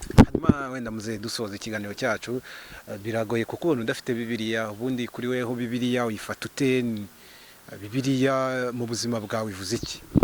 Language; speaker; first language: Kinyarwanda; native; Kinyarwanda